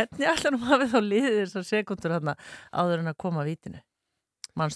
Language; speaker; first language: Icelandic; native; Icelandic